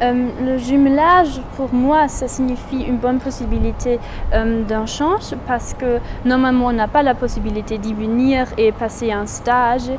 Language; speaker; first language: French; non-native, fluent; German